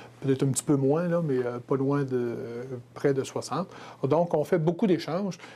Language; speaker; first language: French; native; French